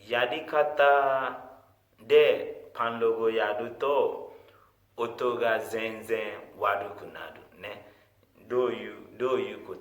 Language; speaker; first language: Japanese; non-native, fluent; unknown